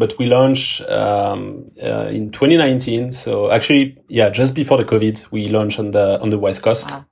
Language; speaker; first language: English; non-native, fluent; French